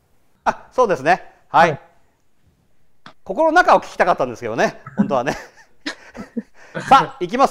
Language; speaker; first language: Japanese; native; Japanese